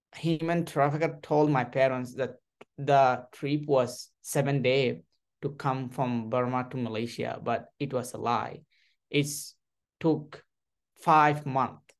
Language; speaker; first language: English; non-native, fluent; Burmese